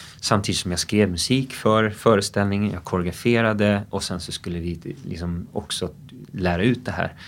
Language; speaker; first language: Swedish; early bilingual, other home language; English